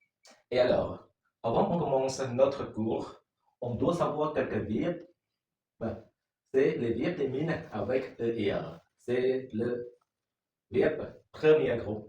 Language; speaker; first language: French; non-native, learner; Khmer